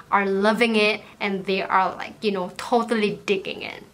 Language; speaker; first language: English; native; English